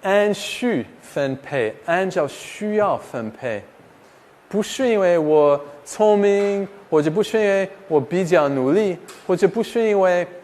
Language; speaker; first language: Chinese; non-native, fluent; English